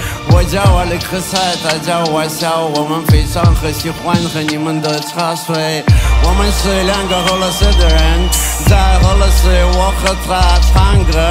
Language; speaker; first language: Chinese; non-native, learner; Russian